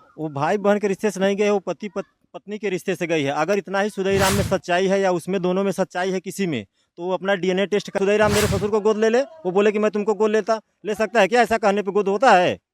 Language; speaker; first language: Hindi; native; Hindi